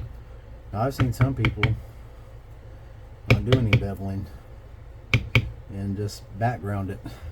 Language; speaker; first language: English; native; English